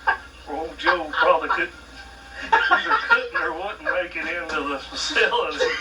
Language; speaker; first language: English; native; English